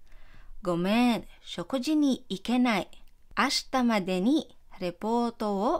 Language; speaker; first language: Japanese; non-native, fluent; Filipino